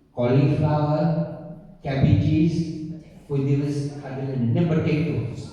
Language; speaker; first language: Gujarati; early bilingual, heritage; Gujarati